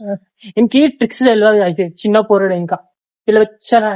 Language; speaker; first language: Telugu; native; Telugu